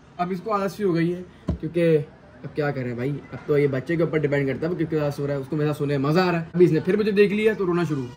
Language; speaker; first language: Urdu; native; Urdu